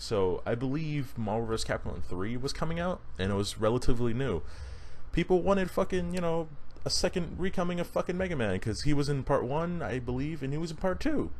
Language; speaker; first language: English; native; English